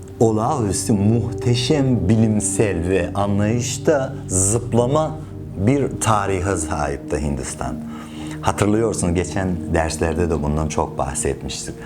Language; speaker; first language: Turkish; non-native, fluent; Persian